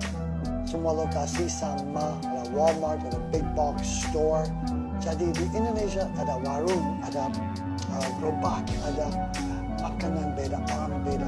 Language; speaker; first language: Indonesian; non-native, learner; English